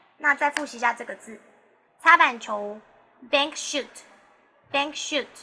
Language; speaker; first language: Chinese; early bilingual, heritage; Chinese